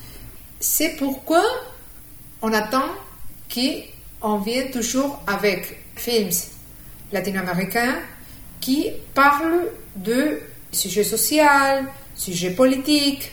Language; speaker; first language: French; non-native, fluent; Spanish